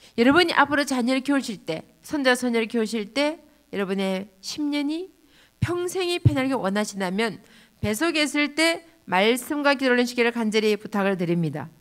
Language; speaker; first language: Korean; native; Korean